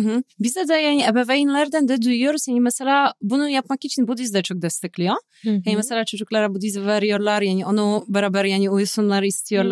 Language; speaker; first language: Turkish; non-native, fluent; Polish